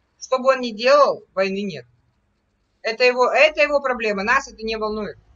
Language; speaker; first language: Russian; native; Russian